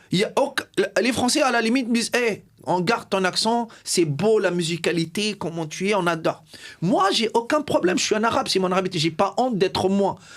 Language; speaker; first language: French; non-native, local second language; Arabic